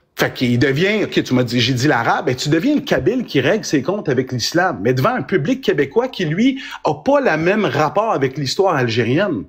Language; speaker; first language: French; early bilingual, other home language; Arabic